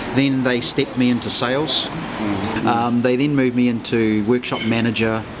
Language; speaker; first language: English; native; English